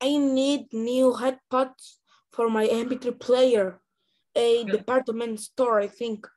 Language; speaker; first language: English; non-native, learner; Spanish